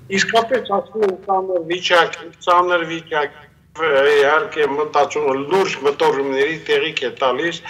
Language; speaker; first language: Armenian; native; Armenian